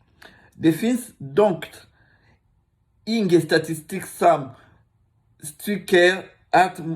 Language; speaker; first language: Swedish; non-native, learner; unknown